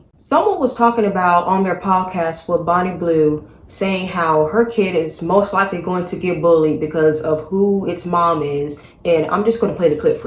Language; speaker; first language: English; native; English